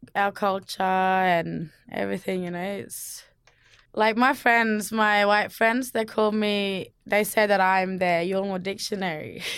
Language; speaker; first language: English; non-native, local second language; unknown